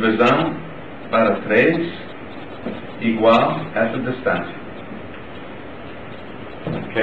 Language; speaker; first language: Portuguese; non-native, learner; English